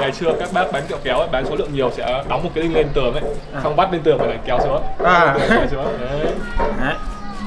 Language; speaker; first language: Vietnamese; native; Vietnamese